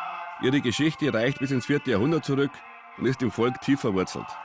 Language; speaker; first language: German; native; German